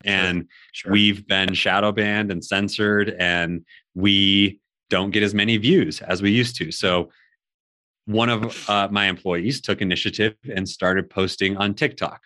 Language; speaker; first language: English; native; English